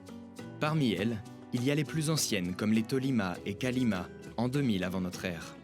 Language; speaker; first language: French; native; French